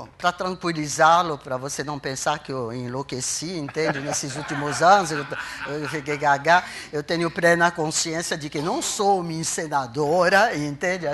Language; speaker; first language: Portuguese; non-native, fluent; French